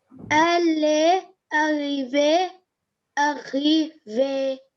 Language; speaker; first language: French; non-native, learner; Arabic